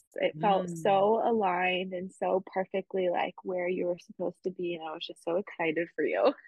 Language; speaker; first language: English; early bilingual, other home language; Spanish